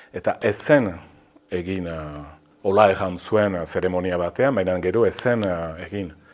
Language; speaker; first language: Basque; native; Basque